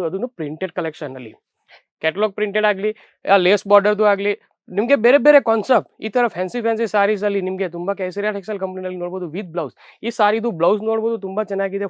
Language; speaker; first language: Kannada; non-native, local second language; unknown